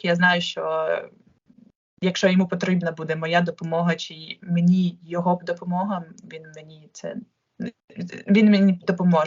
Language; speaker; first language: Ukrainian; non-native, local second language; Russian